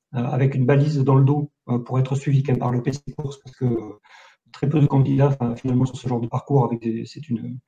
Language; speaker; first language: French; native; French